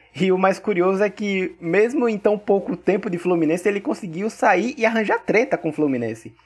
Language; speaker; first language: Portuguese; native; Portuguese